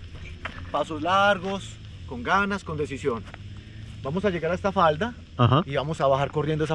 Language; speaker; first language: Spanish; native; Spanish